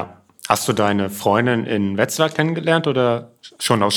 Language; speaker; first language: German; native; German